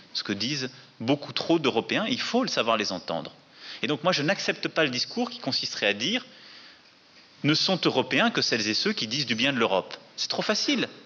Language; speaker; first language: French; native; French